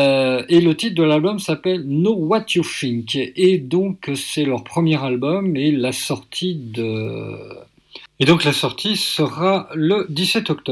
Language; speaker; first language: French; native; French